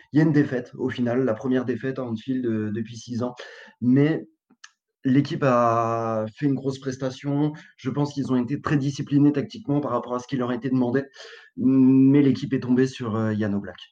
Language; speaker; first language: French; native; French